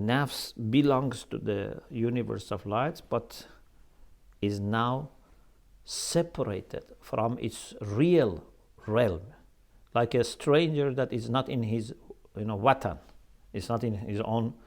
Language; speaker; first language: English; non-native, fluent; Persian